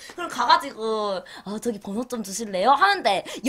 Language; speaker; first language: Korean; native; Korean